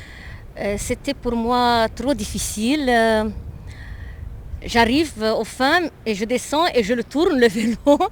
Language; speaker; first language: French; non-native, local second language; Arabic